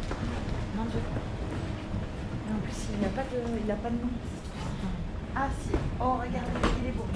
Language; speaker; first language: French; native; French